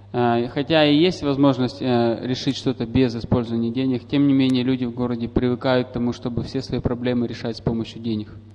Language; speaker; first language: Russian; native; Russian